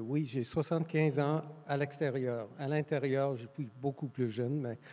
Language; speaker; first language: French; non-native, fluent; English